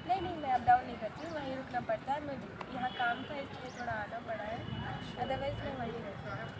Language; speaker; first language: Hindi; native; Hindi